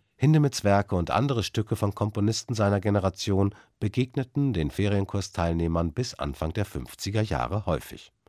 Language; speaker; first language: German; native; German